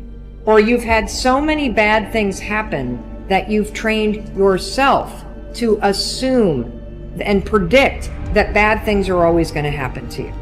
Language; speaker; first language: English; native; English